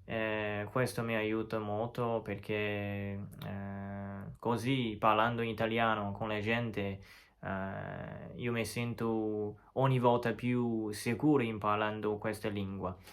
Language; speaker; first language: Italian; non-native, learner; Chinese